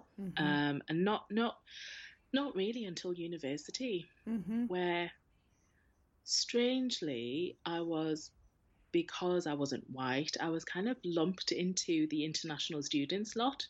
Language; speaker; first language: English; native; English